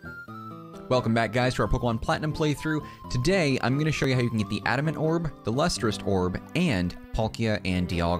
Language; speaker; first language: English; native; English